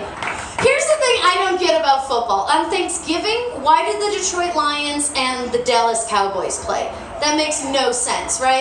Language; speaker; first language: English; native; English